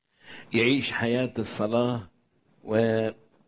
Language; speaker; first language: Arabic; native; Arabic